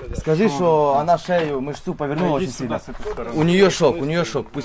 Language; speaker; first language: Russian; native; Russian